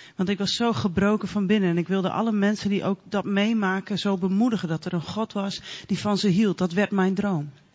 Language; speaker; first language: Dutch; native; Dutch